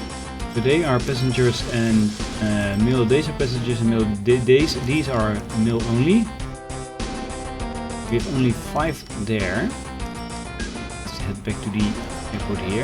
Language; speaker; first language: English; non-native, fluent; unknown